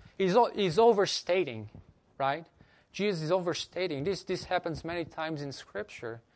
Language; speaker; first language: English; non-native, fluent; Portuguese